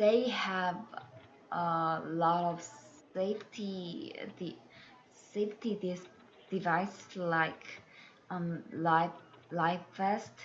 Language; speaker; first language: English; non-native, learner; Korean